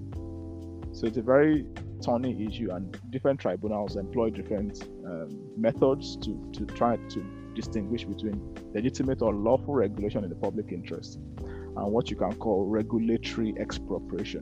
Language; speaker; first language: English; non-native, local second language; Yoruba